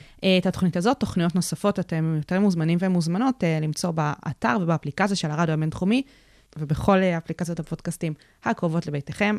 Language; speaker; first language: Hebrew; native; Hebrew